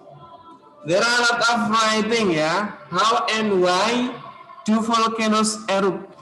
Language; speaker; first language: English; non-native, learner; Indonesian